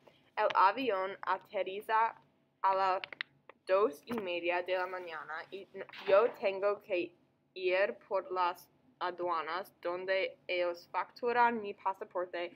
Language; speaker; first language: Spanish; non-native, learner; English